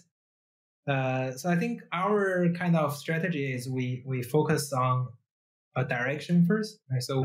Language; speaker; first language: English; non-native, fluent; Chinese